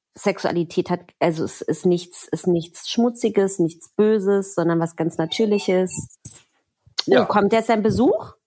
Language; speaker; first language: German; native; German